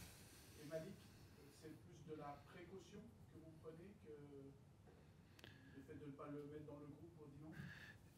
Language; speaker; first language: French; native; French